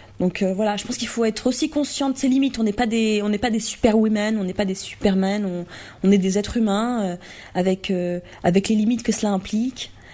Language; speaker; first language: French; native; French